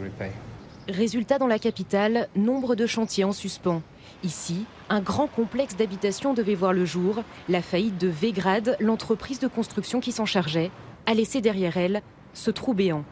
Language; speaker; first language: French; native; French